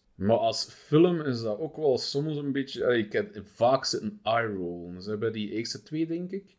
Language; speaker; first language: Dutch; native; Dutch